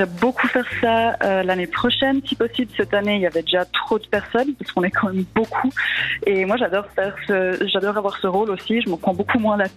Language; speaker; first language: French; native; French